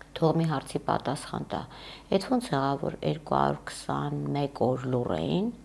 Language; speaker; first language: Armenian; native; Armenian